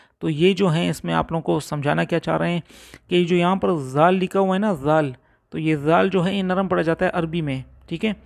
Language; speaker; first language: Urdu; non-native, local second language; Punjabi